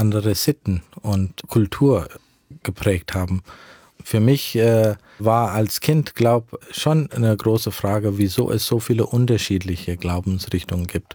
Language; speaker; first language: German; early bilingual, heritage; German